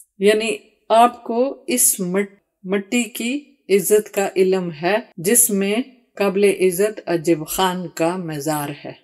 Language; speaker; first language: Urdu; non-native, local second language; Pashto